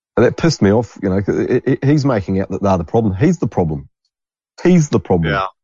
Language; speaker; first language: English; native; English